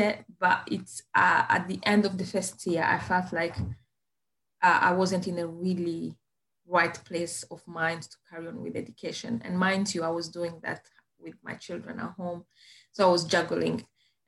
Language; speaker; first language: English; non-native, fluent; Kinyarwanda